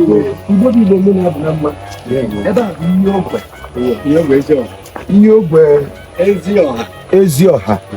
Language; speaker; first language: Igbo; native; Igbo